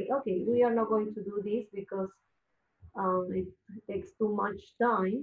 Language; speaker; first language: English; non-native, learner; Spanish